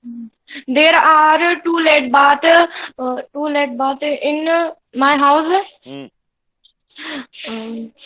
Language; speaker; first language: English; non-native, learner; Hindi